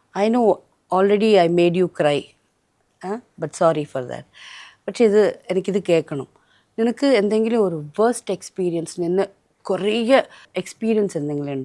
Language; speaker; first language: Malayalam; non-native, local second language; Tamil